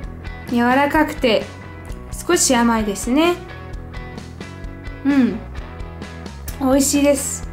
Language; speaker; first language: Japanese; non-native, fluent; Russian